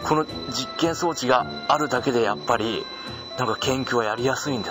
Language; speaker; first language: Japanese; native; Japanese